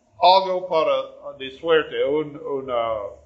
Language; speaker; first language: Spanish; non-native, learner; English